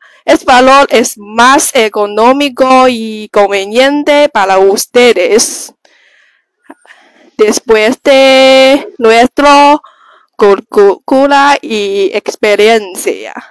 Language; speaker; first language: Spanish; non-native, learner; Chinese